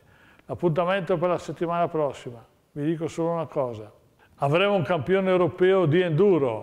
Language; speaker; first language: Italian; native; Italian